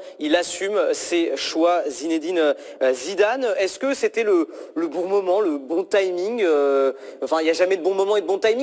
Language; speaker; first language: French; native; French